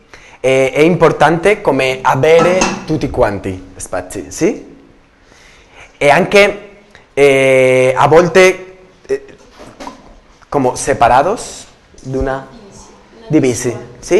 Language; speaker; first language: Italian; non-native, learner; Spanish